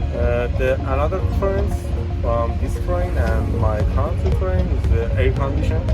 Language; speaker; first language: English; non-native, learner; Persian